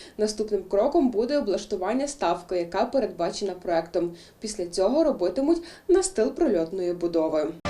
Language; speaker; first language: Ukrainian; native; Ukrainian